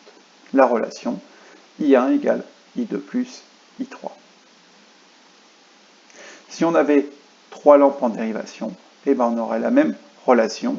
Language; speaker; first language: French; native; French